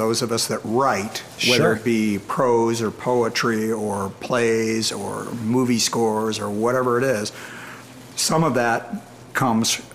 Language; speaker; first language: English; native; English